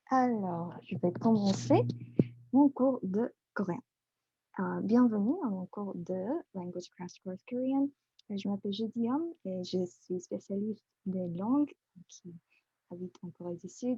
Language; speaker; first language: French; non-native, fluent; Korean